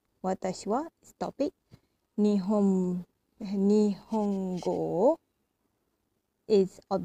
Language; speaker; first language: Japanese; non-native, learner; Malay